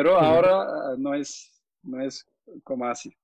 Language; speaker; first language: Spanish; non-native, learner; Turkish